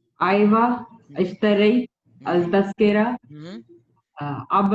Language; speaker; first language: Arabic; non-native, learner; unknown